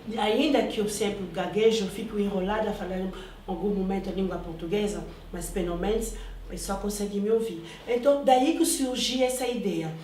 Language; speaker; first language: Portuguese; non-native, fluent; Lingala